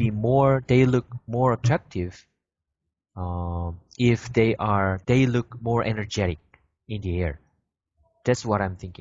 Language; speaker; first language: English; non-native, fluent; Korean